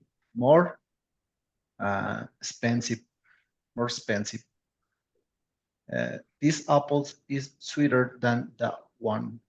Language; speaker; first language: English; non-native, learner; Spanish